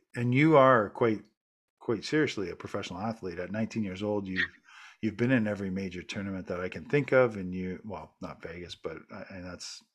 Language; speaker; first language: English; native; English